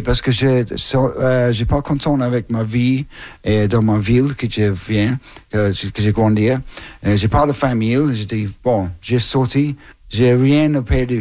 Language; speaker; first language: French; non-native, learner; English